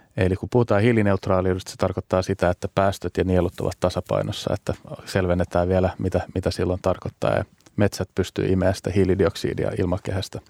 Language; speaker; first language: Finnish; native; Finnish